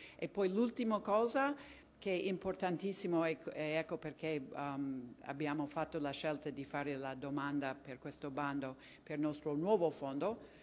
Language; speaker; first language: Italian; non-native, fluent; English